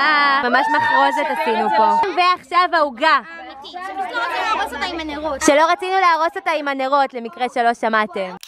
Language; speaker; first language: Hebrew; native; Hebrew